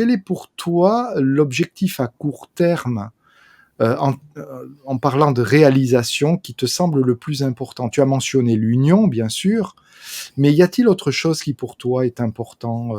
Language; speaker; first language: French; native; French